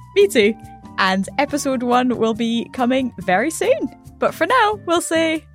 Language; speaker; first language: English; native; English